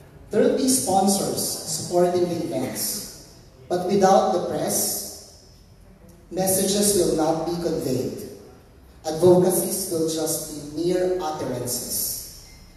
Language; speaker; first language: English; non-native, local second language; Filipino